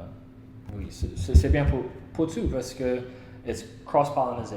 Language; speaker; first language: French; non-native, learner; English